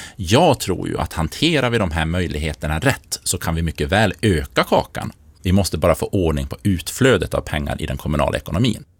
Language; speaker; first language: Swedish; native; Swedish